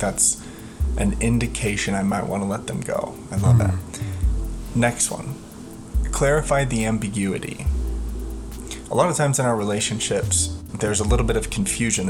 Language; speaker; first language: English; native; English